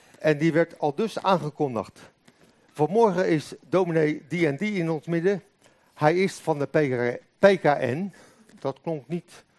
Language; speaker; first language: Dutch; native; Dutch